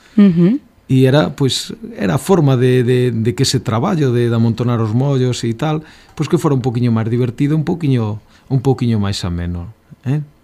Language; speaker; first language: Galician; native; Galician